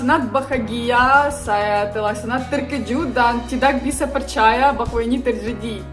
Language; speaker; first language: Indonesian; non-native, learner; Ukrainian